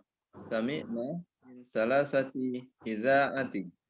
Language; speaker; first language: Arabic; non-native, learner; Indonesian